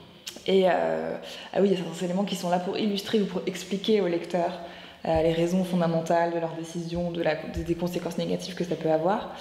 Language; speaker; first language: French; native; French